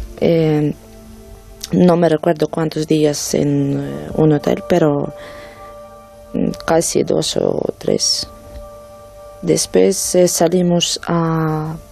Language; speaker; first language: Spanish; non-native, learner; Ukrainian